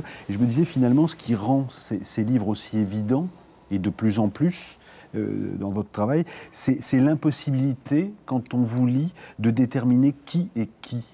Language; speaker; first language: French; native; French